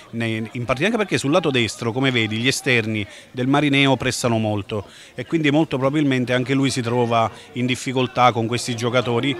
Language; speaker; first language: Italian; native; Italian